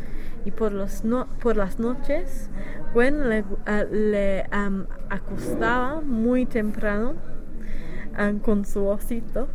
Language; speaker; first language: Spanish; non-native, learner; English